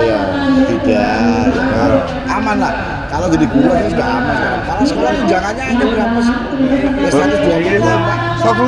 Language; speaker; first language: Indonesian; native; Indonesian